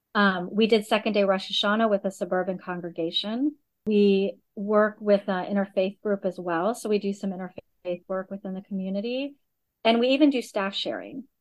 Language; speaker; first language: English; native; English